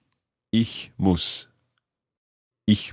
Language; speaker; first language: German; non-native, learner; English